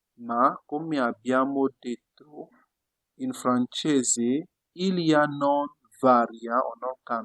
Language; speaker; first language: Italian; non-native, fluent; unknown